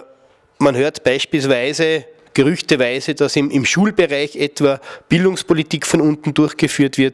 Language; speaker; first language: German; native; German